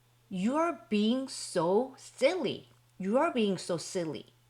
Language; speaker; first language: English; non-native, fluent; Korean